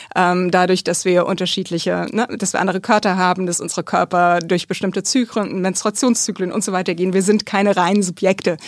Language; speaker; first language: German; native; German